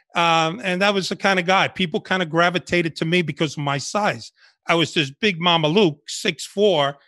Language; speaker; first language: English; early bilingual, other home language; Spanish